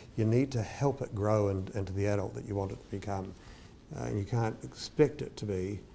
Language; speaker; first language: English; native; English